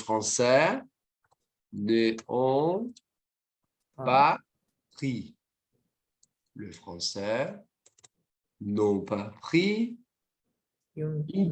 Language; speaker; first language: French; non-native, fluent; Portuguese